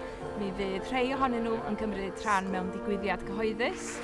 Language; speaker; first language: Welsh; native; Welsh